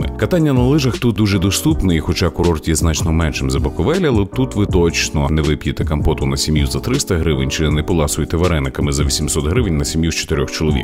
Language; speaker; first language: Ukrainian; native; Ukrainian